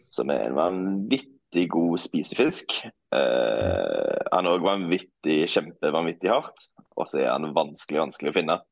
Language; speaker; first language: Norwegian; native; Norwegian